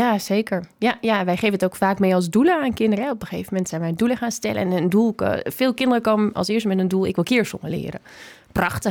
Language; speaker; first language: Dutch; native; Dutch